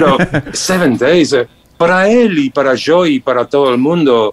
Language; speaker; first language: Spanish; non-native, fluent; English